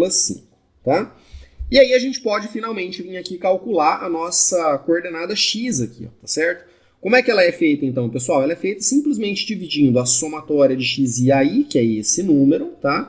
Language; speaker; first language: Portuguese; native; Portuguese